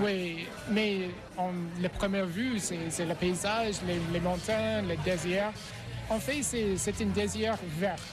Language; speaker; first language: French; non-native, fluent; English